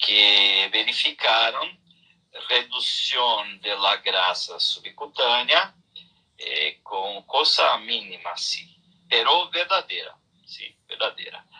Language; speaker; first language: Spanish; non-native, learner; Portuguese